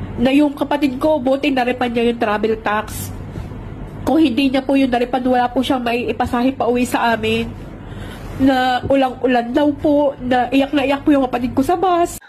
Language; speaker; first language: Filipino; native; Filipino